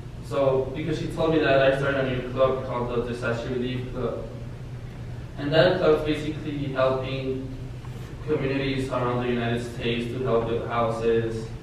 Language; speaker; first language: English; non-native, fluent; Spanish